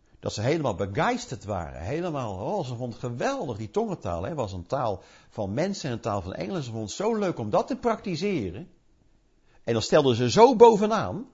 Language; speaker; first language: Dutch; native; Dutch